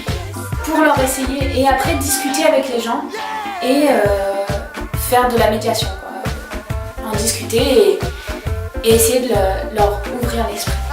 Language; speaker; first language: French; native; French